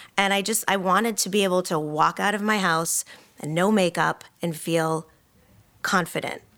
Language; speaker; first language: English; native; English